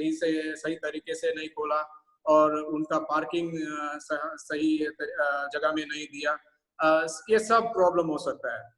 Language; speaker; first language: Hindi; non-native, local second language; Tamil